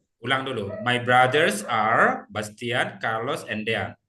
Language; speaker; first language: English; non-native, fluent; Indonesian